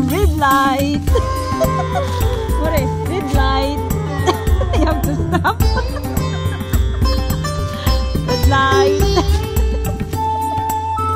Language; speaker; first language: English; non-native, local second language; Filipino